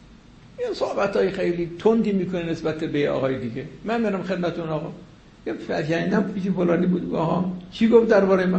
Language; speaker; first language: Persian; native; Persian